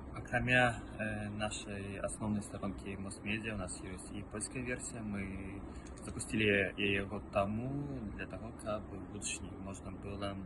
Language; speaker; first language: Belarusian; non-native, local second language; Russian